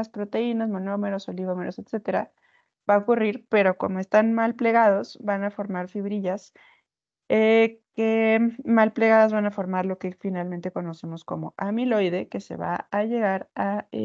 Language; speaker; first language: Spanish; native; Spanish